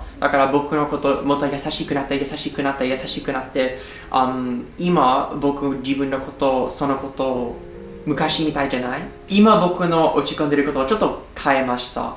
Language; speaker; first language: Japanese; non-native, learner; English